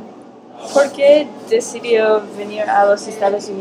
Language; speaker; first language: Spanish; non-native, learner; English